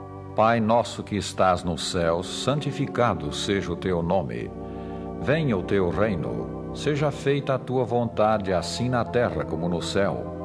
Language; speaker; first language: Portuguese; native; Portuguese